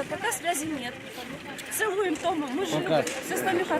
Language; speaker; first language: Russian; native; Russian